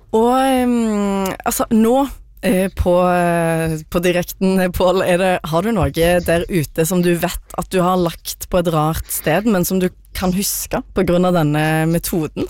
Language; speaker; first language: Norwegian; native; Norwegian